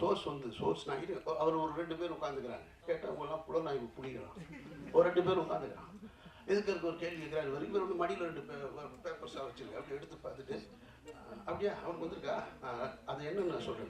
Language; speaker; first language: Tamil; native; Tamil